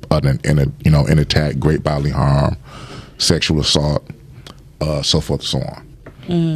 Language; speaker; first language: English; native; English